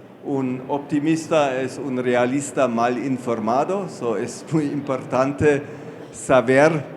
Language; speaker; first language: Spanish; non-native, fluent; German